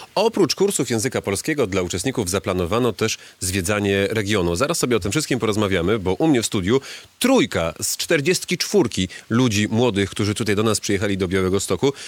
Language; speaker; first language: Polish; native; Polish